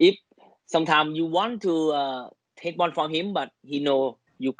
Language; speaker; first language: English; non-native, learner; Thai